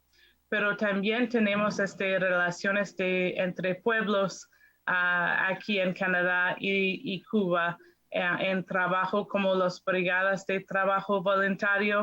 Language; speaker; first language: Spanish; non-native, fluent; English